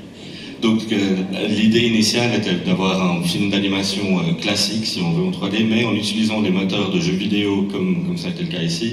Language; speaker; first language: French; native; French